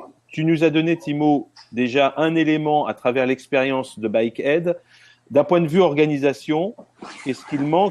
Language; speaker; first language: French; native; French